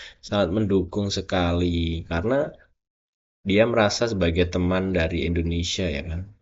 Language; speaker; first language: Indonesian; native; Indonesian